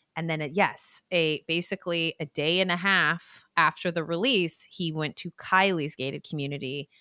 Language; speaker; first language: English; native; English